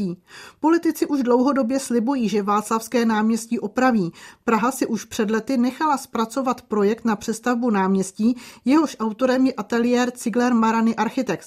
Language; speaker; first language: Czech; native; Czech